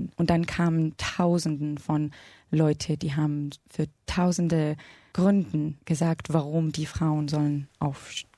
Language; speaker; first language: German; non-native, fluent; Arabic